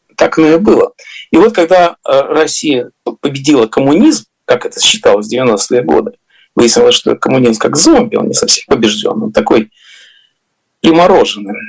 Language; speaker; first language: Russian; native; Russian